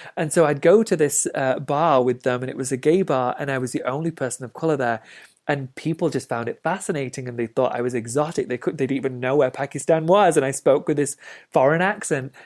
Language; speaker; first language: English; native; English